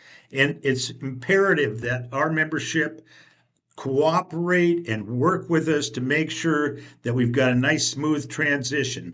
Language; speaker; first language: English; native; English